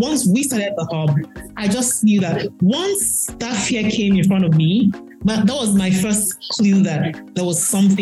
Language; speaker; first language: English; non-native, local second language; Igbo